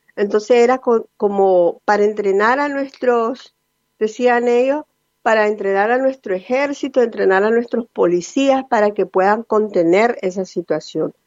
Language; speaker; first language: Spanish; native; Spanish